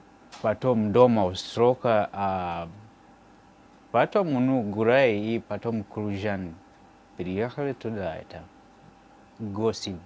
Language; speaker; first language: Russian; non-native, learner; Swahili